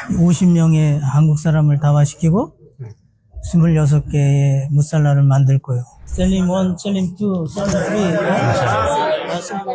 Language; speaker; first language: Korean; non-native, learner; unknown